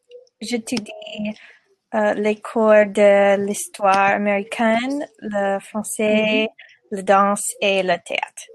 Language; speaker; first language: French; non-native, learner; English